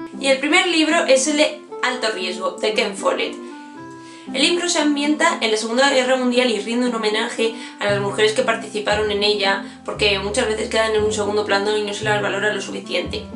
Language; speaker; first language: Spanish; native; Spanish